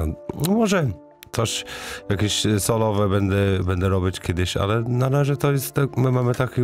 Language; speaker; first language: Polish; non-native, learner; English